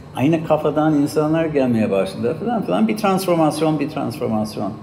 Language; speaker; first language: Turkish; non-native, fluent; English